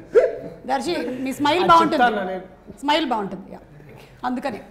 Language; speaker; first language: Telugu; native; Telugu